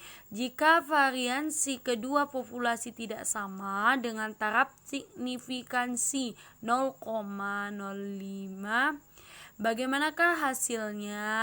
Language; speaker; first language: Indonesian; native; Indonesian